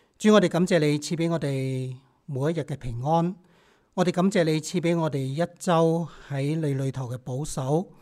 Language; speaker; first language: Chinese; non-native, local second language; Cantonese